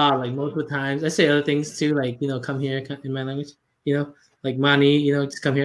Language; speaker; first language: English; non-native, fluent; Lao